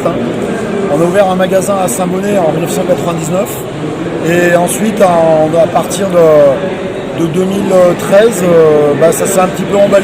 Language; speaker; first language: French; native; French